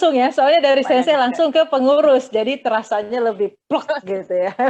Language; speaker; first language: Indonesian; native; Indonesian